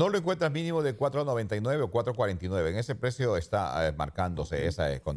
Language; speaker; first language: Spanish; native; Spanish